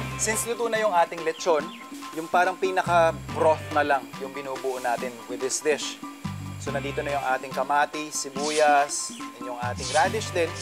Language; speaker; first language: Filipino; non-native, local second language; Iloko